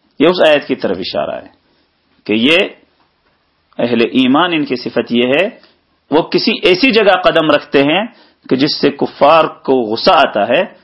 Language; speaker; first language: Urdu; native; Urdu